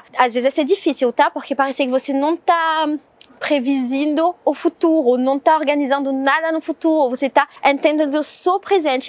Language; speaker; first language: Portuguese; non-native, learner; French